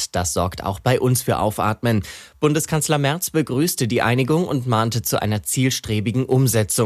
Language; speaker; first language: German; native; German